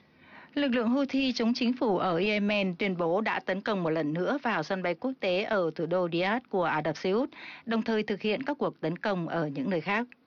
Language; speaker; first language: Vietnamese; native; Vietnamese